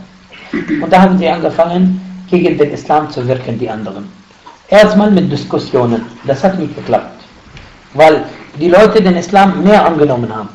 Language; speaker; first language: German; non-native, fluent; Arabic